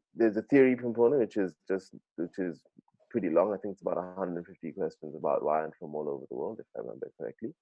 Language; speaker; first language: English; native; English